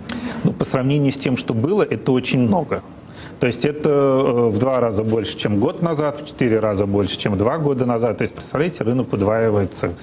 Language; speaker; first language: Russian; native; Russian